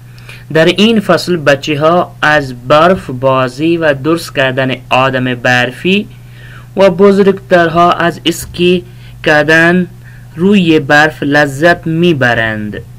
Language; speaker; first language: Persian; non-native, fluent; Urdu